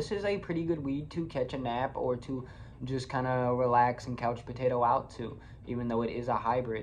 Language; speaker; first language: English; native; English